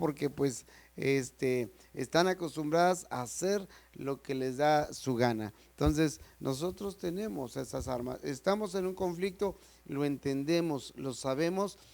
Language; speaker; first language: Spanish; native; Spanish